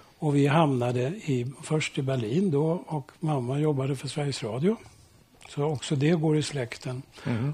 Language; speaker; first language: Swedish; early bilingual, heritage; Swedish